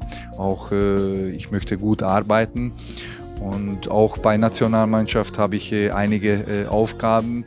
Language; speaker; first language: German; non-native, fluent; Hungarian